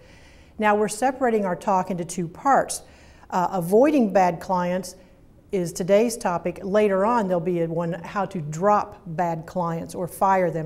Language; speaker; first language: English; native; English